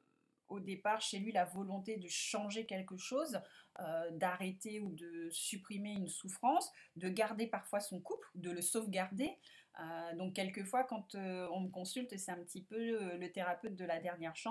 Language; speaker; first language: French; native; French